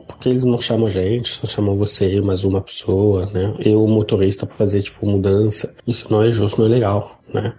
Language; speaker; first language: Portuguese; non-native, learner; Arabic